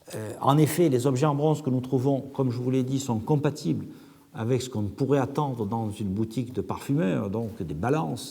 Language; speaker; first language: French; native; French